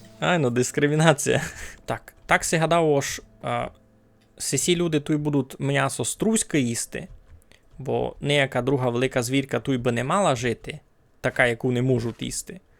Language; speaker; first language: Ukrainian; native; Ukrainian